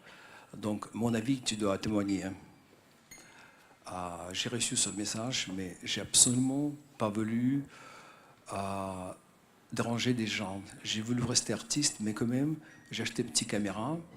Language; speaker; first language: French; non-native, fluent; Russian